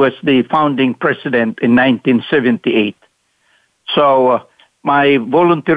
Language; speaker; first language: English; non-native, local second language; Cebuano